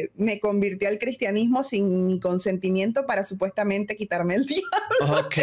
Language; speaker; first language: Spanish; native; Spanish